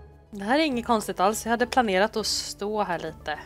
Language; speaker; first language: Swedish; native; Swedish